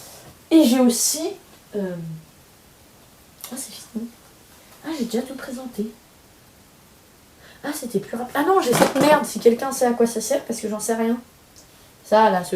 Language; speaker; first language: French; native; French